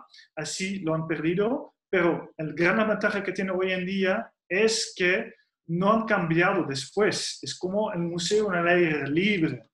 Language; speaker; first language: Spanish; non-native, fluent; Dutch